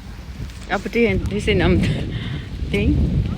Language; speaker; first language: German; non-native, fluent; Cebuano